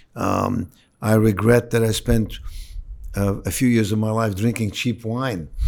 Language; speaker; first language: English; non-native, fluent; Arabic